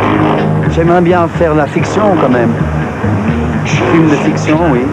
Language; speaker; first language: French; non-native, local second language; Dutch